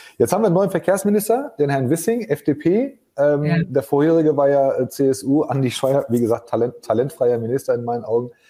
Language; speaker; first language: German; native; German